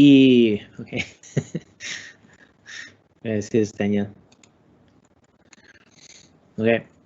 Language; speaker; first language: Spanish; non-native, learner; English